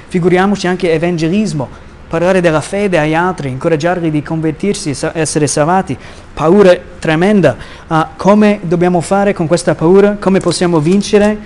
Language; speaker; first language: Italian; non-native, fluent; English